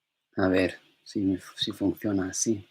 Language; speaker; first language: Spanish; non-native, fluent; English